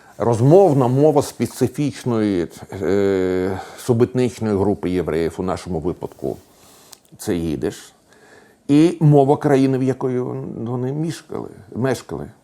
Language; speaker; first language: Ukrainian; non-native, local second language; Russian